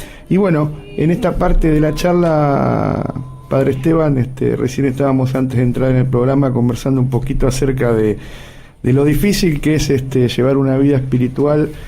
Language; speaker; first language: Spanish; native; Spanish